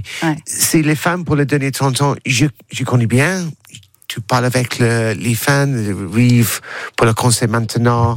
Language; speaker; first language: French; non-native, learner; English